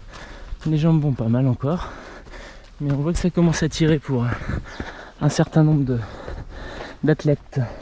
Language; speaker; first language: French; native; French